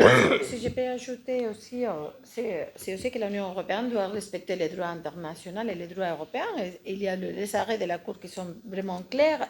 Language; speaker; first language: French; non-native, fluent; Spanish